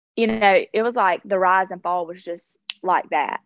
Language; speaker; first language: English; native; English